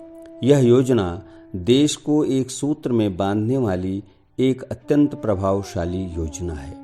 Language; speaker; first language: Hindi; native; Hindi